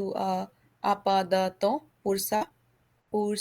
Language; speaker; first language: French; non-native, learner; Hindi